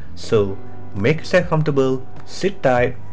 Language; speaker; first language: English; non-native, local second language; Tamil